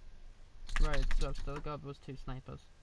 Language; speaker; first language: English; native; English